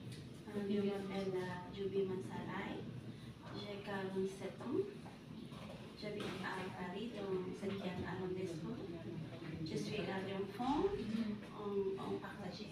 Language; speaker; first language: French; non-native, learner; Filipino